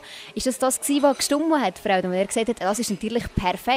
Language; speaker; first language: German; native; German